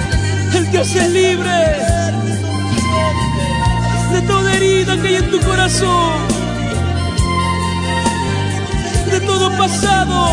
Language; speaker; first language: Spanish; native; Spanish